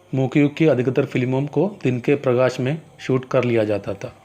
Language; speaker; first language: Hindi; non-native, local second language; Malayalam